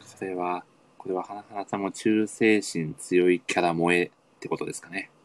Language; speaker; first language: Japanese; native; Japanese